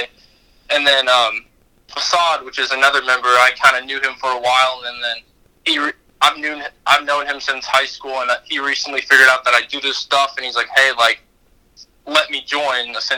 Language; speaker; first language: English; native; English